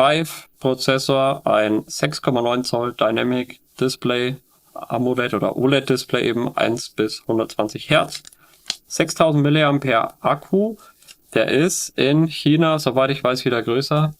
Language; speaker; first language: German; native; German